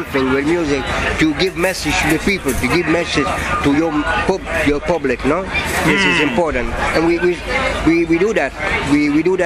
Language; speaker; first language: English; non-native, fluent; Italian